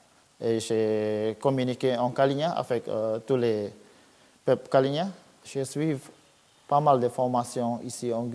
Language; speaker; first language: French; non-native, learner; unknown